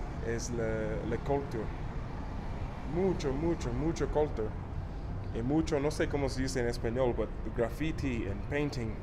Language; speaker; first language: Spanish; non-native, learner; English